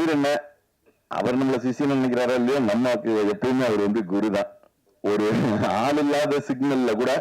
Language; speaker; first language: Tamil; native; Tamil